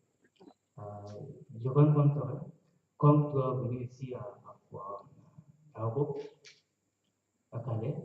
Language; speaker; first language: French; non-native, learner; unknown